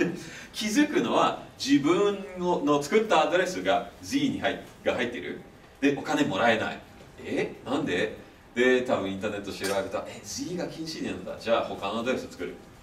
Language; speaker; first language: Japanese; non-native, fluent; English